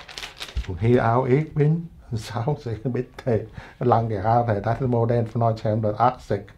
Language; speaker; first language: German; non-native, learner; Vietnamese